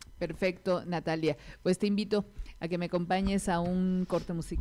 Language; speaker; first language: Spanish; native; Spanish